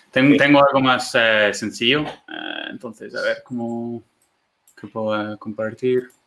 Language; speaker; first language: Spanish; non-native, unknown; English